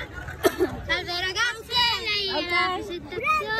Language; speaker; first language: Italian; non-native, learner; Filipino